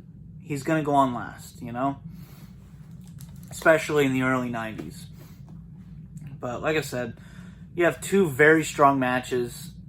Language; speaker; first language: English; native; English